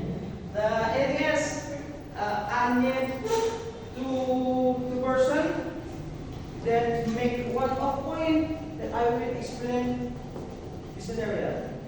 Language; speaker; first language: English; non-native, learner; Indonesian